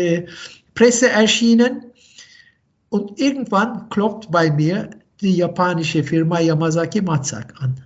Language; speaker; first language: German; non-native, fluent; Turkish